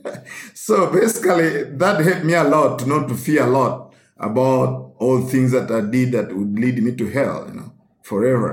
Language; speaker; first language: English; non-native, local second language; Ganda